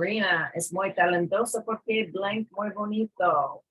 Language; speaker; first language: Spanish; non-native, fluent; English